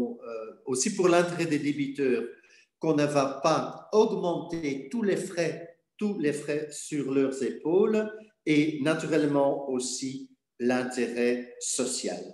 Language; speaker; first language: French; non-native, fluent; Dutch